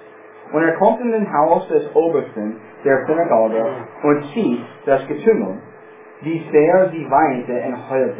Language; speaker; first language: German; non-native, fluent; English